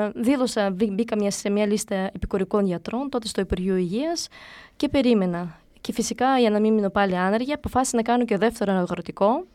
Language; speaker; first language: Greek; early bilingual, other home language; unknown